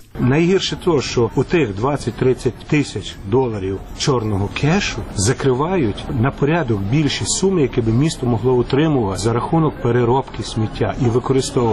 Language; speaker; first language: Ukrainian; native; Ukrainian